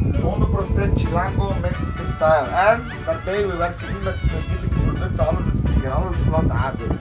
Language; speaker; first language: Dutch; early bilingual, other home language; Italian